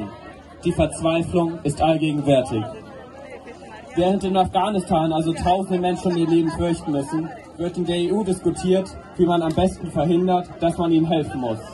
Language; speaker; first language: German; native; German